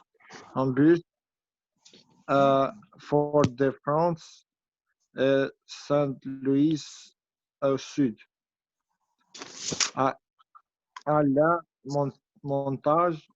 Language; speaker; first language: French; non-native, learner; Albanian